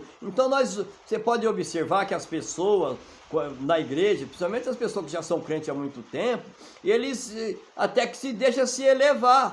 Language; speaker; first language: Portuguese; native; Portuguese